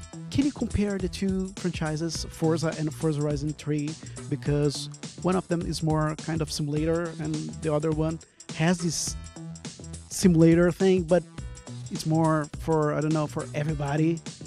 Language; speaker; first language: English; non-native, fluent; Portuguese